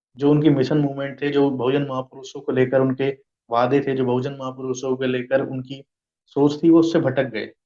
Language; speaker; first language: Hindi; native; Hindi